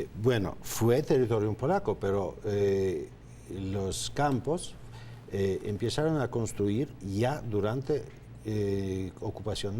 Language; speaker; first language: Spanish; non-native, fluent; Polish